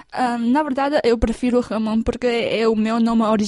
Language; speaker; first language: Portuguese; non-native, fluent; Chinese